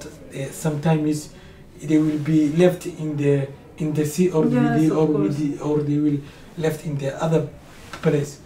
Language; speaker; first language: English; non-native, learner; Somali